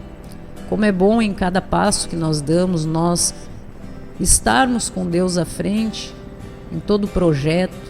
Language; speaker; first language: Portuguese; native; Portuguese